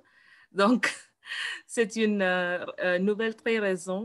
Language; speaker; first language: French; non-native, learner; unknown